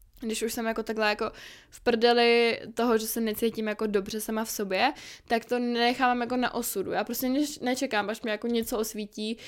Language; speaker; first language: Czech; native; Czech